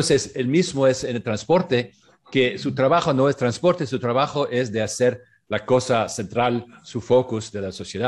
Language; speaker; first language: Spanish; non-native, learner; English